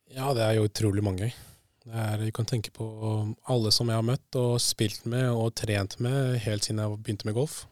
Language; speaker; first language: Norwegian; early bilingual, other home language; Spanish